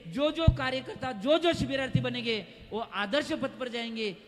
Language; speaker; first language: Hindi; non-native, local second language; Marathi